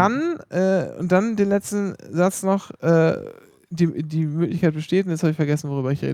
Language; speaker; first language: German; native; German